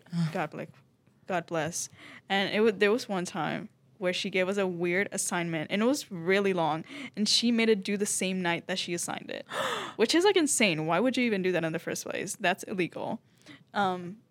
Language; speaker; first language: English; early bilingual, other home language; Spanish